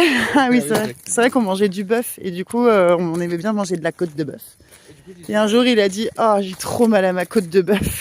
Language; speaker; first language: French; native; French